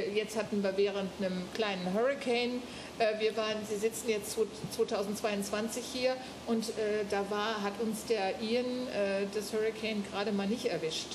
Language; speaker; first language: German; native; German